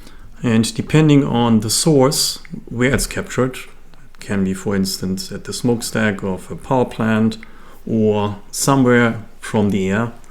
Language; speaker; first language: English; non-native, fluent; German